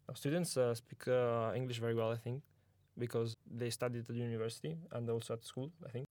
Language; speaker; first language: English; non-native, learner; Italian